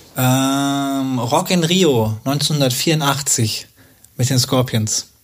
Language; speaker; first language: German; native; German